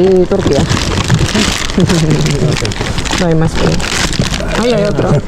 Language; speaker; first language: Spanish; non-native, learner; Filipino